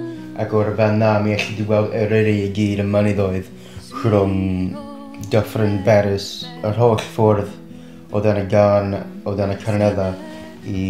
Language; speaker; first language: Welsh; non-native, fluent; English